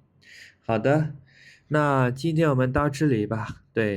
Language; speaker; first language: Chinese; non-native, fluent; Khmer